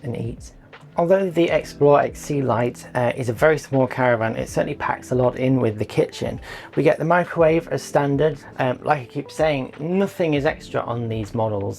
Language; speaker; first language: English; native; English